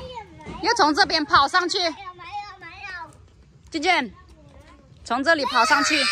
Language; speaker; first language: Chinese; native; Chinese